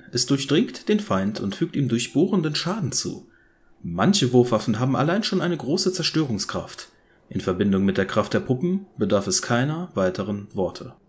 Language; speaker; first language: German; native; German